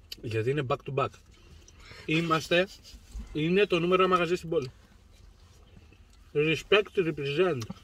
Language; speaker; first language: Greek; native; Greek